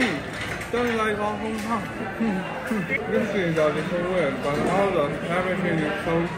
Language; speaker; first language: English; non-native, learner; Chinese